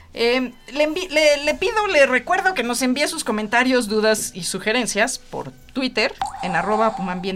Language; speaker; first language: Spanish; native; Spanish